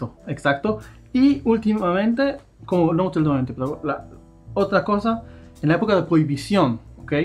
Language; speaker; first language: Spanish; non-native, fluent; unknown